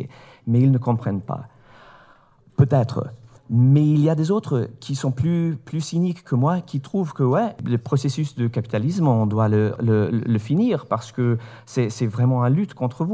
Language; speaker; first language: French; non-native, fluent; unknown